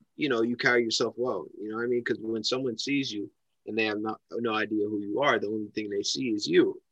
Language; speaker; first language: English; native; English